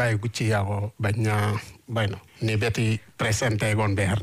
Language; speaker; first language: Basque; non-native, fluent; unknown